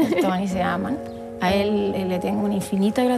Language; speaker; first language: Spanish; native; Spanish